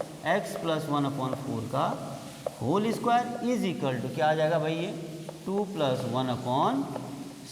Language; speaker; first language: Hindi; native; Hindi